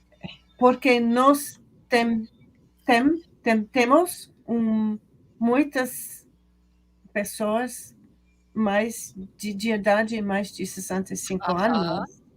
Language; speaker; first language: Portuguese; non-native, learner; English